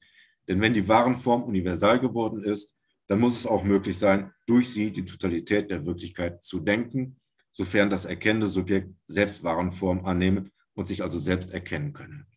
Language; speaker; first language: German; native; German